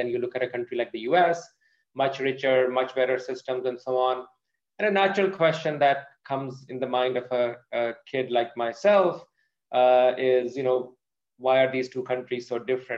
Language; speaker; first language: English; non-native, local second language; Urdu